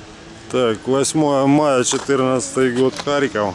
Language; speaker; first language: Russian; native; Russian